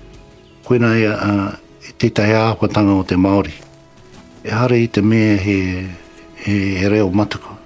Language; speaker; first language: Māori; non-native, local second language; English